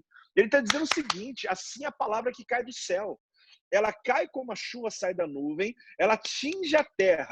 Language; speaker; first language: Portuguese; native; Portuguese